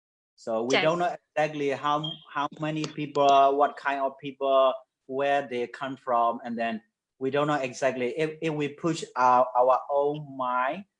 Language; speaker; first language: English; non-native, fluent; Mon